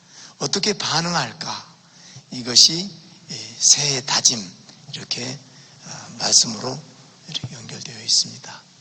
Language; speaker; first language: Korean; native; Korean